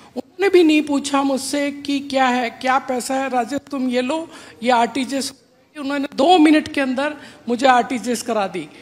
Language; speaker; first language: Hindi; native; Hindi